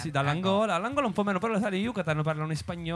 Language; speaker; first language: Italian; native; Italian